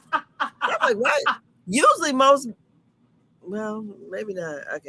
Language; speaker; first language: English; native; English